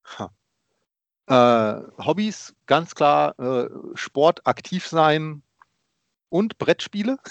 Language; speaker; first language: German; early bilingual, other home language; Polish